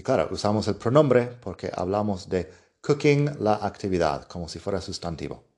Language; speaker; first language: Spanish; non-native, fluent; English